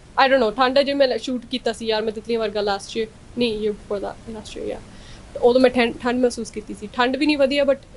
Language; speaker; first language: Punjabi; early bilingual, heritage; Punjabi